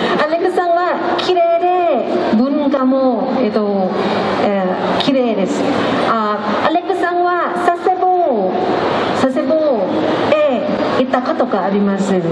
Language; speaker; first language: Japanese; non-native, learner; Thai